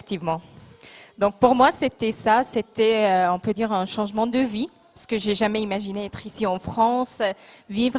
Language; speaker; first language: French; non-native, local second language; Arabic